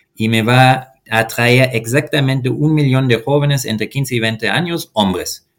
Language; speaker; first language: Spanish; non-native, fluent; German